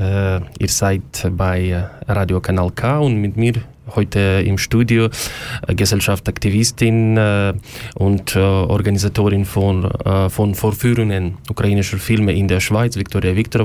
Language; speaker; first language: German; non-native, learner; Ukrainian